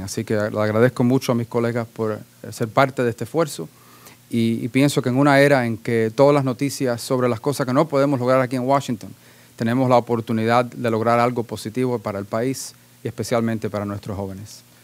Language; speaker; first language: Spanish; early bilingual, heritage; Spanish